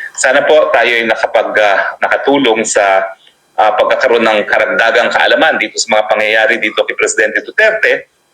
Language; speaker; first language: Filipino; native; Filipino